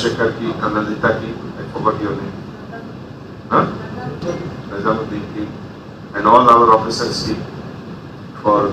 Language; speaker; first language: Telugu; non-native, fluent; Hindi